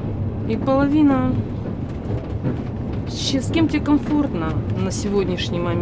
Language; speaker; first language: Russian; native; Russian